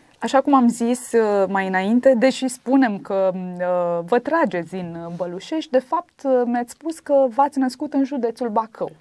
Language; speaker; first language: Romanian; native; Romanian